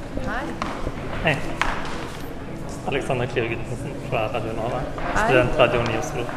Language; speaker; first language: Norwegian; native; Norwegian